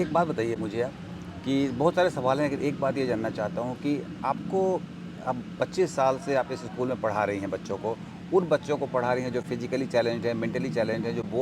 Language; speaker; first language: Hindi; native; Hindi